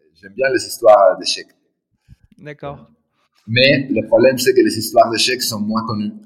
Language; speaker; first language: French; non-native, fluent; Spanish